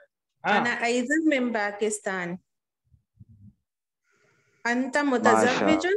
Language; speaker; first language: Arabic; non-native, learner; Urdu